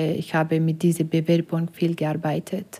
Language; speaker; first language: German; non-native, learner; Persian